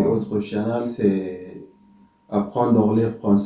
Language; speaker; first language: French; non-native, learner; Arabic